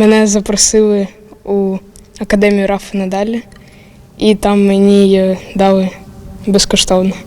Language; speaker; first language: Ukrainian; non-native, local second language; Russian